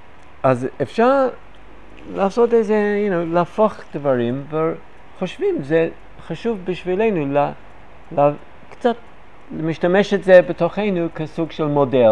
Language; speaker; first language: Hebrew; non-native, fluent; English